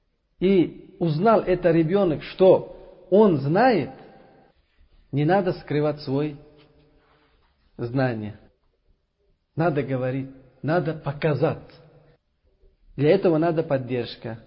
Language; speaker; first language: Russian; non-native, learner; Uzbek